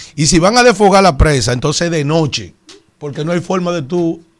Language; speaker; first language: Spanish; native; Spanish